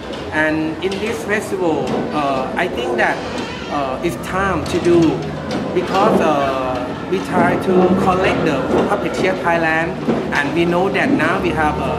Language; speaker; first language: English; non-native, learner; Thai